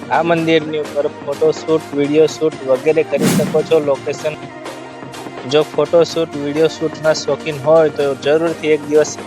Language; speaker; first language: Gujarati; native; Gujarati